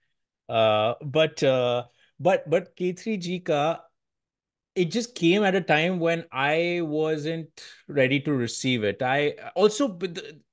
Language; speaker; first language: English; non-native, local second language; Hindi